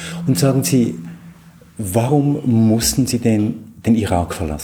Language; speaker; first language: German; native; German